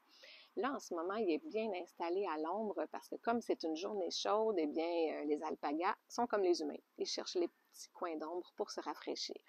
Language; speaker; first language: French; native; French